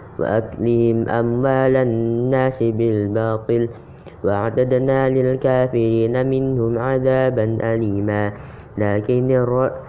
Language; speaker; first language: Arabic; non-native, learner; Indonesian